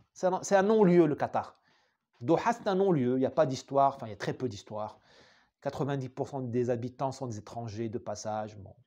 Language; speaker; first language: French; non-native, local second language; Arabic